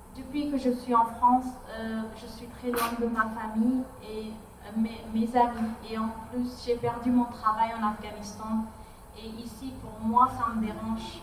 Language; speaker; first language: French; non-native, learner; Persian